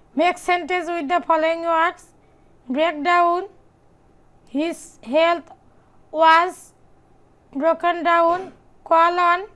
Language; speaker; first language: English; non-native, local second language; Bangla